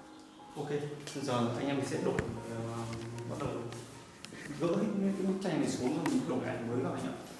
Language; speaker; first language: Vietnamese; native; Vietnamese